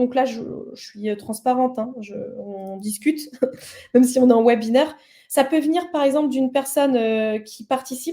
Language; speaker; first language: French; native; French